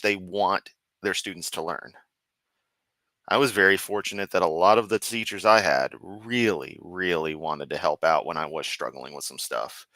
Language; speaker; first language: English; native; English